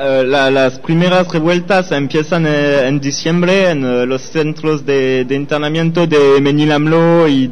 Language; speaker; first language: Spanish; non-native, learner; French